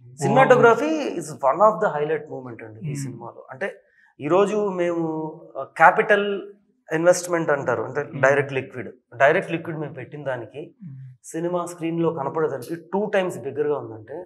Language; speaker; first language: Telugu; native; Telugu